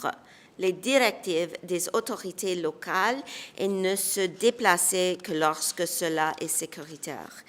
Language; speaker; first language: French; non-native, local second language; English